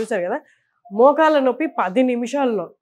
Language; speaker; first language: Telugu; native; Telugu